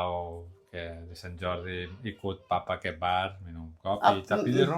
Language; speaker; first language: Indonesian; non-native, learner; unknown